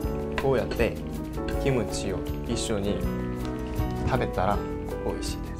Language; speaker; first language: Japanese; non-native, learner; Korean